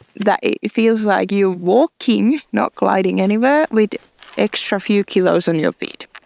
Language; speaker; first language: English; non-native, fluent; Finnish